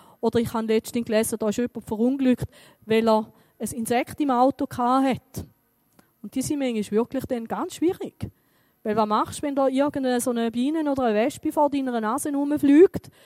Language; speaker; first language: German; native; German